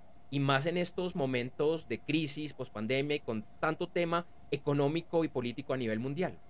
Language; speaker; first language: Spanish; native; Spanish